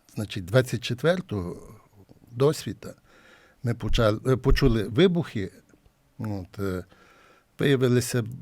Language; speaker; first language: Ukrainian; native; Ukrainian